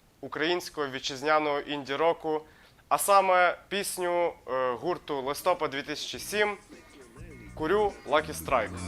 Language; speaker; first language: Ukrainian; native; Ukrainian